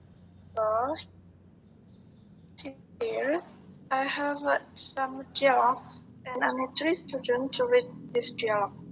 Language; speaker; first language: English; non-native, fluent; Indonesian